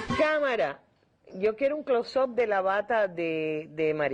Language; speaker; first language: Spanish; native; Spanish